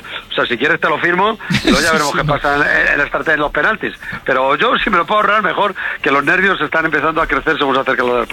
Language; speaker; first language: Spanish; native; Spanish